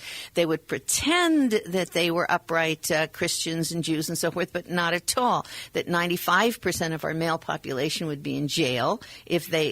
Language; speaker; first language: English; native; English